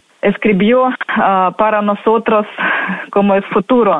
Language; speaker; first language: Spanish; non-native, fluent; Ukrainian